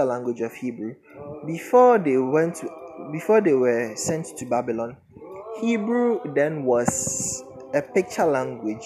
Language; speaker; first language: English; non-native, local second language; Akan